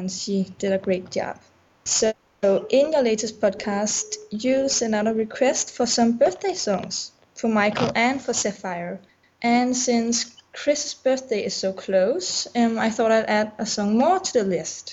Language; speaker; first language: English; non-native, fluent; Danish